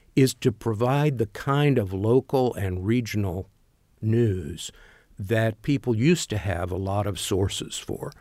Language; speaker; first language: English; native; English